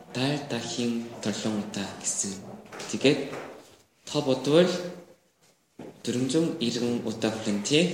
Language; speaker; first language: Mongolian; non-native, learner; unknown